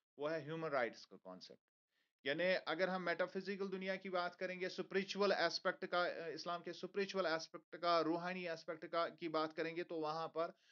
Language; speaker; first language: Hindi; non-native, local second language; Kashmiri